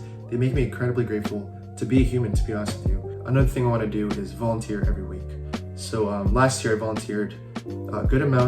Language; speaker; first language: English; early bilingual, other home language; Chinese